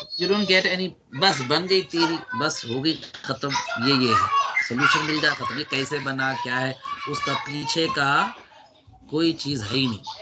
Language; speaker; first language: Urdu; native; Urdu